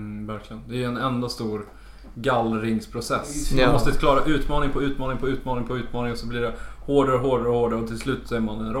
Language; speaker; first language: Swedish; native; Swedish